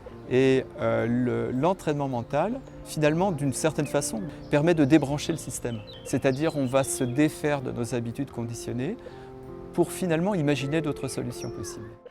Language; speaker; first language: French; native; French